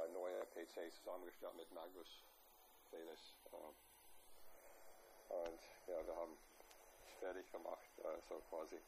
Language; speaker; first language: German; non-native, fluent; English